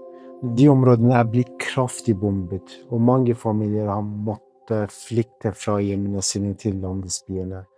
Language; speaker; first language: Norwegian; non-native, fluent; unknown